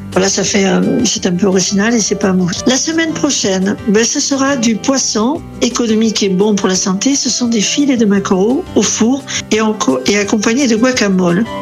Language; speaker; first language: French; native; French